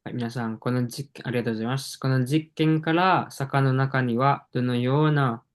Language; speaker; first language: Japanese; non-native, fluent; Indonesian